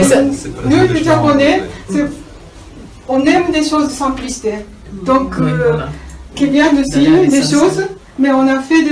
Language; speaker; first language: French; non-native, learner; Japanese